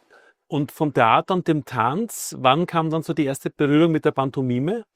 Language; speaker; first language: German; native; German